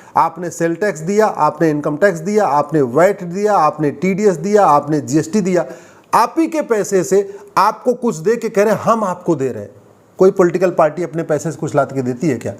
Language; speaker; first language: Hindi; native; Hindi